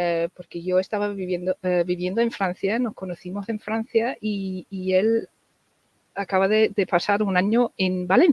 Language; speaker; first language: Spanish; non-native, fluent; English